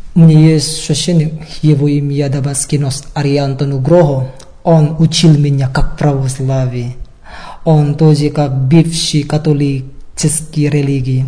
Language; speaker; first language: Russian; non-native, learner; Indonesian